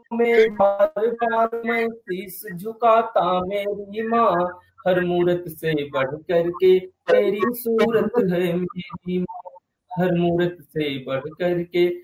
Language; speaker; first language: Hindi; native; Hindi